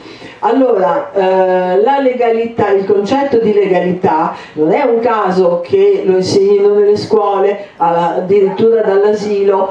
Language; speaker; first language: Italian; native; Italian